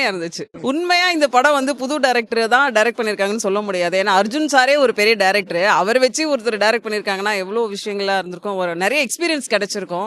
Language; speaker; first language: Tamil; native; Tamil